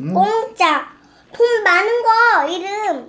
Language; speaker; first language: Korean; early bilingual, other home language; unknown